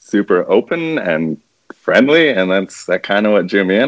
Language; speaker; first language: English; native; English